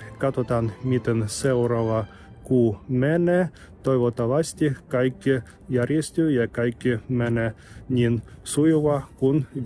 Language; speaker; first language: Finnish; non-native, fluent; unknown